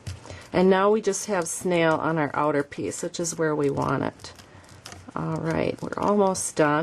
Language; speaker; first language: English; native; English